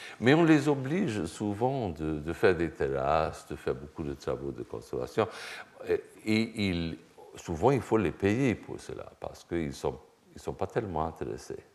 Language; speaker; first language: French; non-native, fluent; Swedish